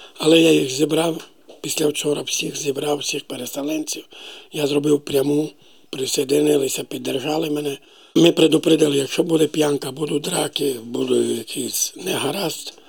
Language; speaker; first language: Ukrainian; non-native, local second language; Romany